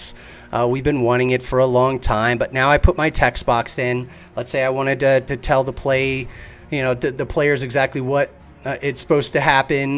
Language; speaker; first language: English; native; English